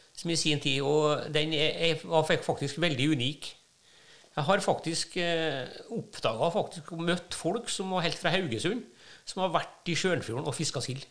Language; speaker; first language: Norwegian; native; Norwegian